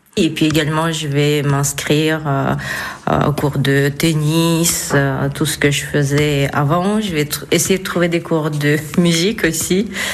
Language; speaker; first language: French; non-native, fluent; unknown